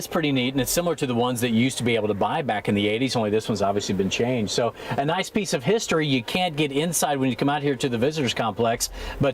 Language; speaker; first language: English; native; English